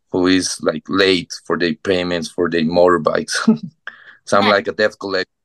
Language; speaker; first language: English; non-native, fluent; Spanish